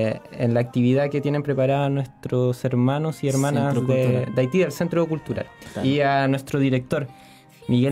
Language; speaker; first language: Spanish; native; Spanish